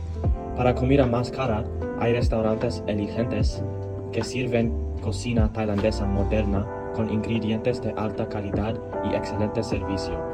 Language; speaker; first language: Spanish; non-native, learner; Thai